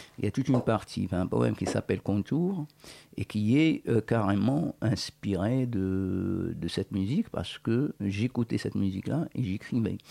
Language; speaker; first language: French; non-native, local second language; Berber languages